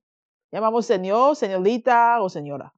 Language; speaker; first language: Spanish; non-native, fluent; Chinese